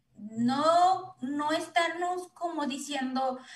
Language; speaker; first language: Spanish; native; Spanish